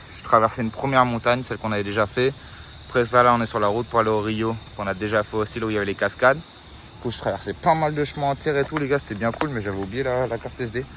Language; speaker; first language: French; native; French